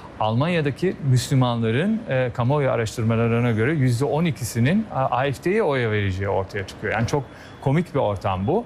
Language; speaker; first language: Turkish; early bilingual, heritage; Turkish